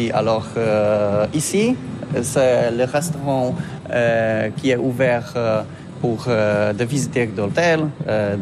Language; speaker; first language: French; non-native, learner; Polish